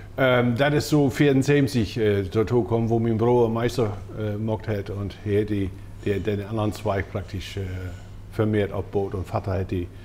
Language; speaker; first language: German; native; German